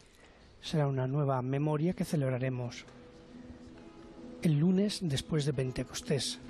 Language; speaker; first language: Spanish; native; Spanish